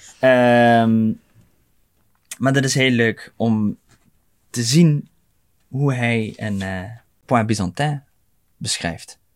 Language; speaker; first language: Dutch; native; Dutch